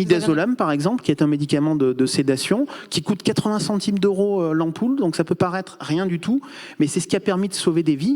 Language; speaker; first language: French; native; French